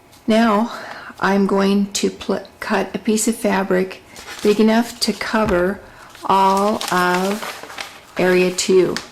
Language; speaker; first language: English; native; English